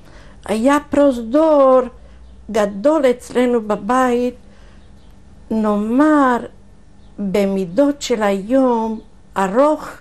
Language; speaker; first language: Hebrew; non-native, fluent; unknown